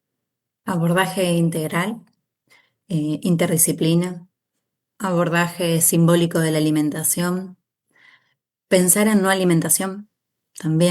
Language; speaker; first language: Spanish; native; Spanish